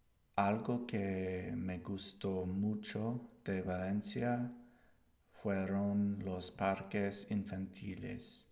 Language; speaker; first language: Spanish; non-native, learner; English